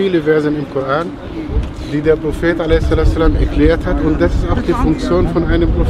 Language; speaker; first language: German; non-native, fluent; Arabic